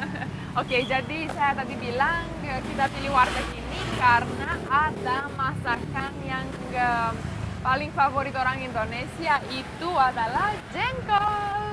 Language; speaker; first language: Indonesian; non-native, fluent; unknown